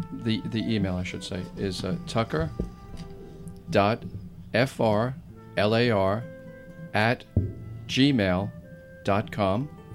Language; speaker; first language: English; native; English